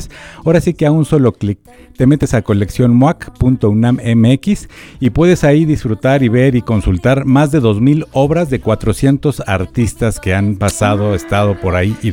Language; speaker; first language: Spanish; native; Spanish